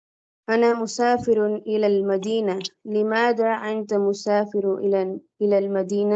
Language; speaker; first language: Arabic; non-native, learner; Tamil